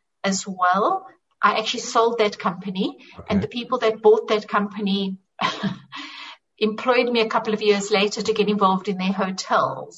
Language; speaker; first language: English; native; English